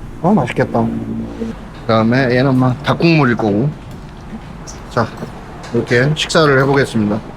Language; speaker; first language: Korean; native; Korean